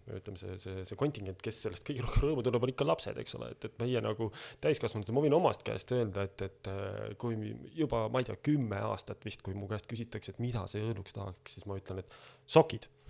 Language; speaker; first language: Estonian; native; Estonian